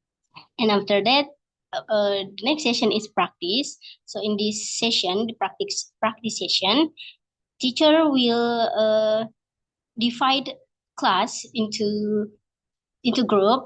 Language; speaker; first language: English; non-native, learner; Indonesian